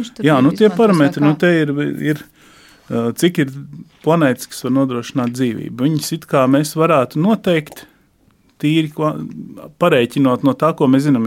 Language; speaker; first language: Latvian; native; Latvian